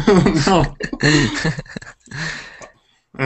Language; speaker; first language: English; non-native, fluent; Russian